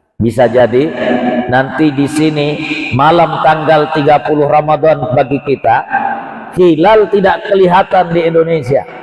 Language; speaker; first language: Malay; non-native, local second language; Sasak